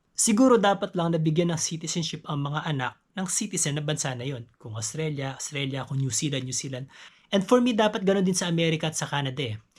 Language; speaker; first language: Filipino; native; Filipino